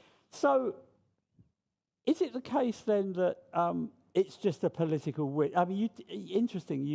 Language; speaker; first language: English; native; English